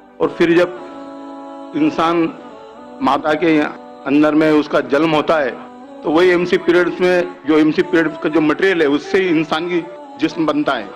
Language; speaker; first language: Hindi; non-native, local second language; Gujarati